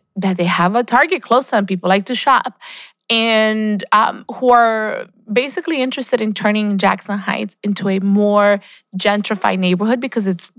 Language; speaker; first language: English; early bilingual, other home language; Spanish